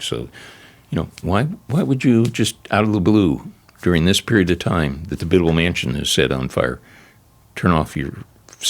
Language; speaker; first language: English; native; English